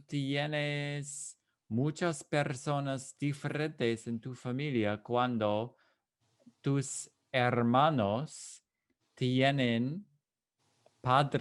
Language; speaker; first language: Spanish; non-native, fluent; English